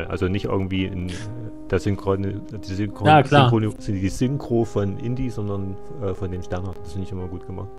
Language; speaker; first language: German; native; German